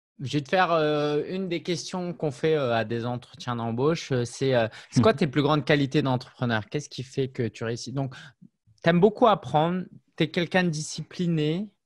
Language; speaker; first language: French; native; French